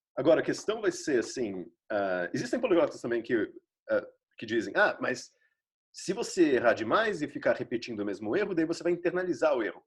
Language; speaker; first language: Portuguese; native; Portuguese